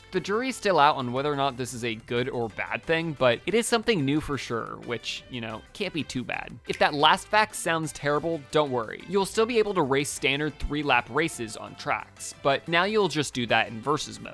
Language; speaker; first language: English; native; English